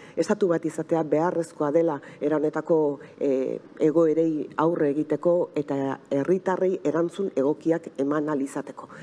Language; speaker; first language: Basque; native; Basque